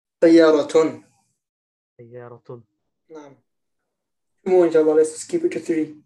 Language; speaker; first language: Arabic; non-native, fluent; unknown